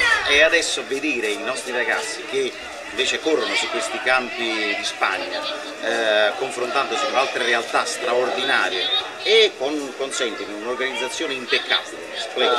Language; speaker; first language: Italian; native; Italian